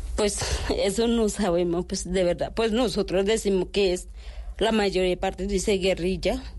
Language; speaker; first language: Spanish; non-native, local second language; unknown